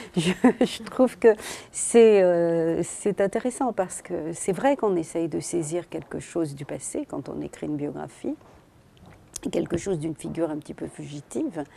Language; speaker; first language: French; native; French